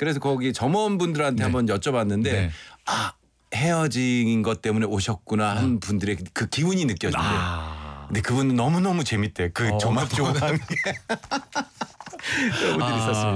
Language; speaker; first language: Korean; native; Korean